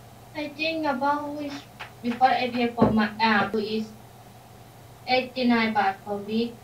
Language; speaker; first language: English; non-native, learner; Thai